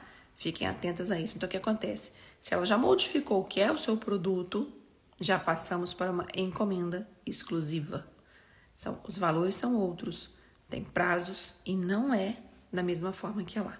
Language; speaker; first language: Portuguese; native; Portuguese